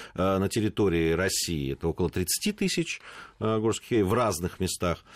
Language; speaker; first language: Russian; native; Russian